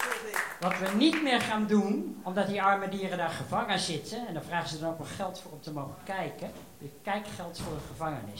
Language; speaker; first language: Dutch; native; Dutch